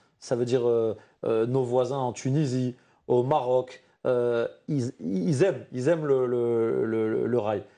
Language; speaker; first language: French; non-native, local second language; Arabic